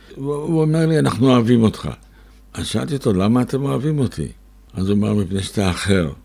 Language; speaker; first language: Hebrew; native; Hebrew